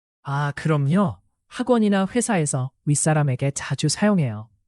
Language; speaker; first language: Korean; non-native, fluent; Chinese